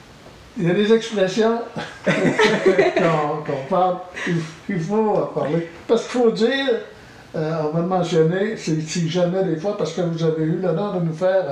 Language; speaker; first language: French; native; French